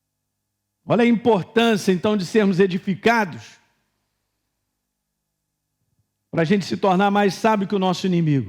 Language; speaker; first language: Portuguese; native; Portuguese